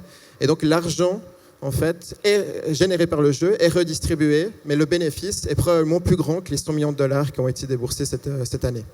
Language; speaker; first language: French; native; French